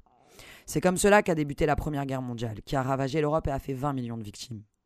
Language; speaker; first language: French; native; French